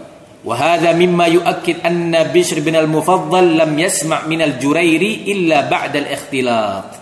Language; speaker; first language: Arabic; non-native, fluent; Indonesian